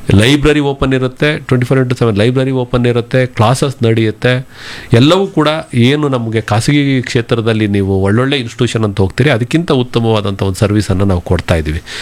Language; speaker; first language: Kannada; native; Kannada